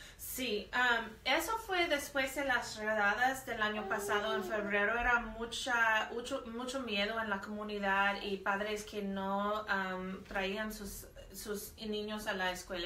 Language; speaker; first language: Spanish; non-native, fluent; English